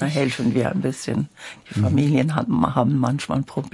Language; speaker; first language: German; non-native, learner; French